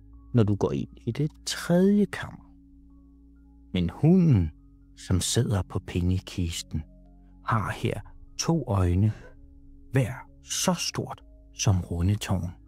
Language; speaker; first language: Danish; native; Danish